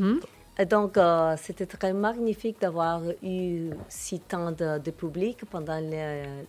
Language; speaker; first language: French; non-native, learner; Spanish